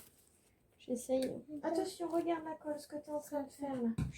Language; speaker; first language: French; native; French